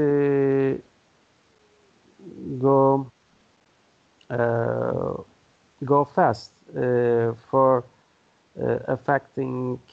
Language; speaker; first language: English; non-native, learner; Turkish